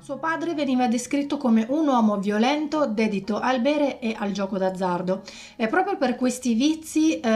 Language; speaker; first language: Italian; native; Italian